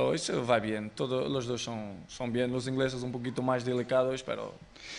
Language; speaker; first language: Spanish; non-native, fluent; Portuguese